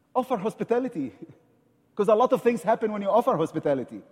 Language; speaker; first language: English; non-native, fluent; Arabic